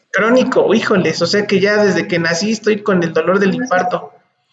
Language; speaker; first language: Spanish; native; Spanish